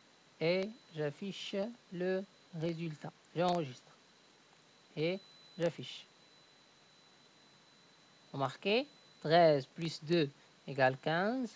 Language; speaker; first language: French; native; French